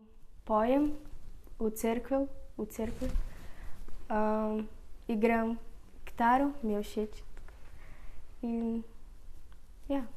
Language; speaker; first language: Slovenian; non-native, learner; Portuguese